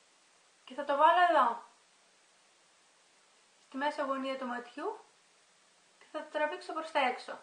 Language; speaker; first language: Greek; native; Greek